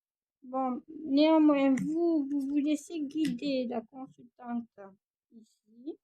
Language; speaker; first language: French; native; French